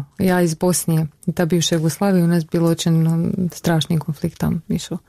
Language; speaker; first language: Russian; non-native, learner; Bosnian